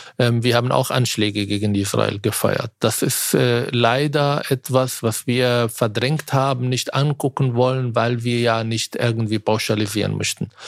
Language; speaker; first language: German; non-native, fluent; Arabic